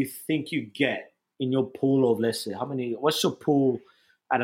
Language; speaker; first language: English; non-native, local second language; Ganda